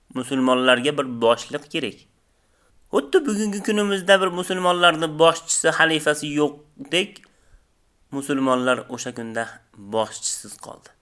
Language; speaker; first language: Uzbek; native; Uzbek